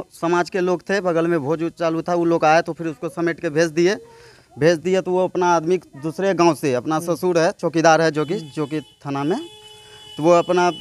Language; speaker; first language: Hindi; native; Hindi